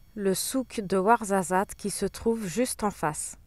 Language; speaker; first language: French; native; French